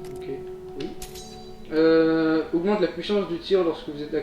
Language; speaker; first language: French; native; French